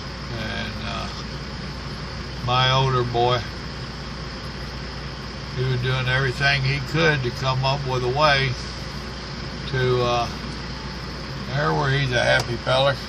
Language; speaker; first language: English; native; English